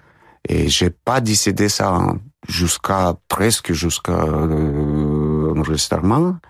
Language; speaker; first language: French; non-native, fluent; Russian